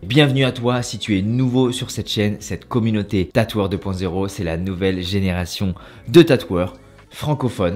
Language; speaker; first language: French; native; French